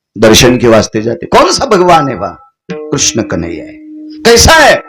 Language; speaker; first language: Hindi; non-native, local second language; Marathi